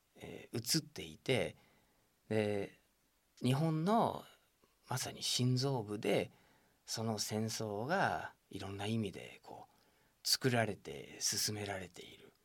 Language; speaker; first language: Japanese; non-native, fluent; English